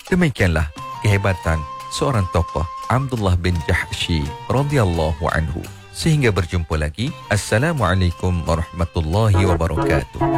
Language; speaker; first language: Malay; native; Malay